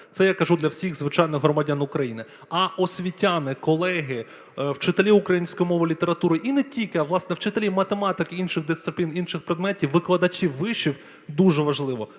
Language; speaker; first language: Ukrainian; non-native, local second language; Russian